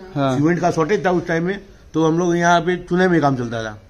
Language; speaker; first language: Hindi; non-native, local second language; Gujarati